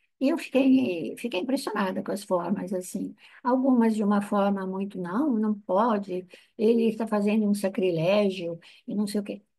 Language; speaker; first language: Portuguese; non-native, fluent; Italian